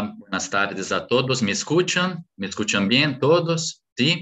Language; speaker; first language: Spanish; non-native, fluent; Portuguese